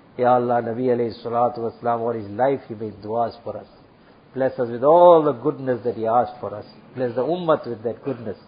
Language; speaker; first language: English; native; English